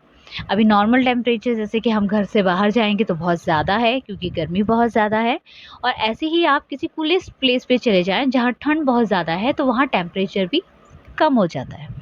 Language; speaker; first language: Hindi; native; Hindi